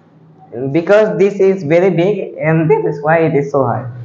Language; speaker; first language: English; non-native, learner; Bangla